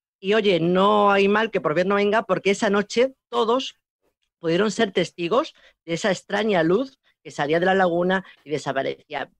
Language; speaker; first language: Spanish; native; Spanish